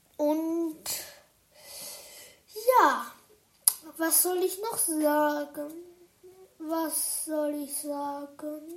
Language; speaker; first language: German; early bilingual, other home language; Chinese